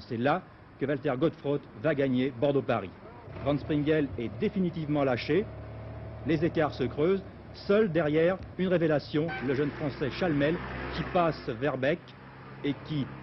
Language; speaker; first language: French; native; French